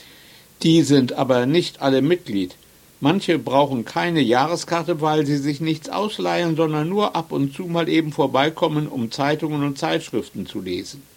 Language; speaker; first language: German; native; German